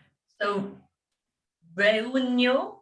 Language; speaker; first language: Spanish; non-native, learner; English